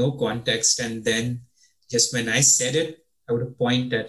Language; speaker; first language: English; native; English